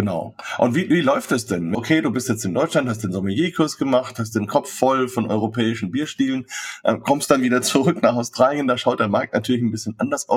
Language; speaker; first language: German; native; German